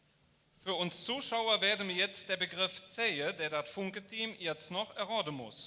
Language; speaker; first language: German; native; German